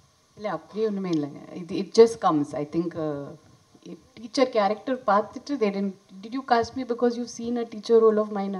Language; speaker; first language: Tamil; non-native, fluent; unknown